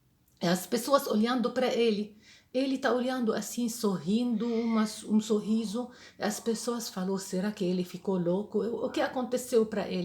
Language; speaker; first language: Portuguese; non-native, fluent; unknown